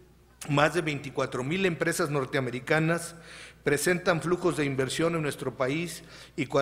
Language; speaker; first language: Spanish; native; Spanish